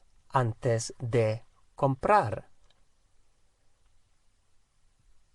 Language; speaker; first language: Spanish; non-native, fluent; English